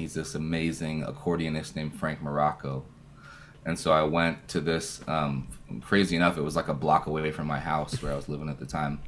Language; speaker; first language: English; native; English